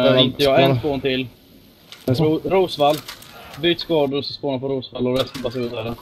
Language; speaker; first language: Swedish; native; Swedish